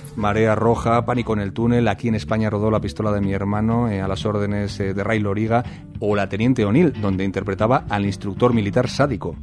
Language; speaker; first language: Spanish; native; Spanish